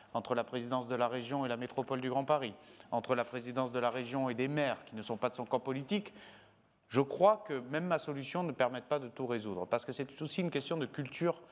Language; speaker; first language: French; native; French